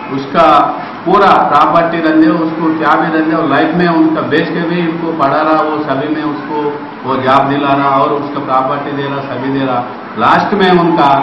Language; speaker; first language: Hindi; non-native, local second language; Telugu